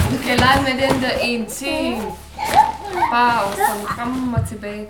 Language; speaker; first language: Danish; non-native, learner; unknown